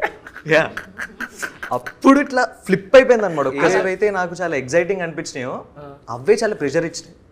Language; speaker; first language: Telugu; native; Telugu